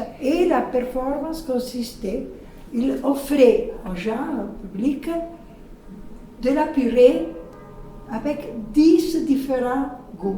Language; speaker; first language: French; non-native, fluent; Italian